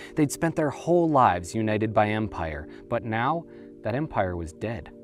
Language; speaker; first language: English; native; English